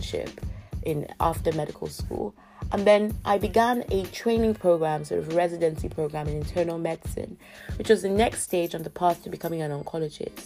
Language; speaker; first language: English; non-native, local second language; Yoruba